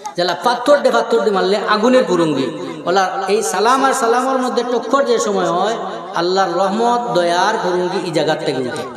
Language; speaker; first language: Bangla; native; Bangla